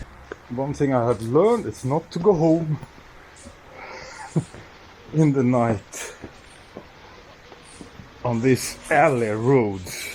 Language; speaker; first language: English; non-native, fluent; Swedish